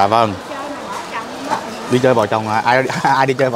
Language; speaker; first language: Vietnamese; native; Vietnamese